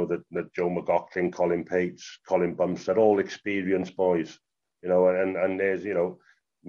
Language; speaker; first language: English; native; English